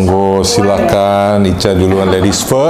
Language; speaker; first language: Indonesian; native; Indonesian